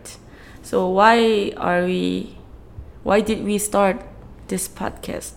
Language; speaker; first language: English; non-native, fluent; Korean